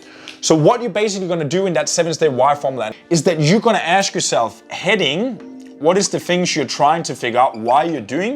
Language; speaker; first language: English; non-native, fluent; Danish